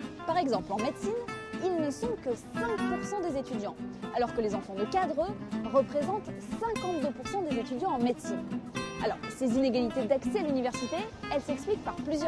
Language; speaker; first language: French; native; French